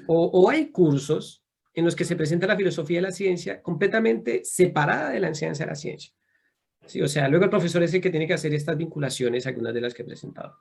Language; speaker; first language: Spanish; native; Spanish